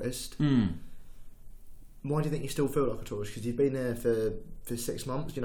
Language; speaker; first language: English; native; English